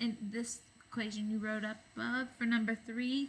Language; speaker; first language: English; native; English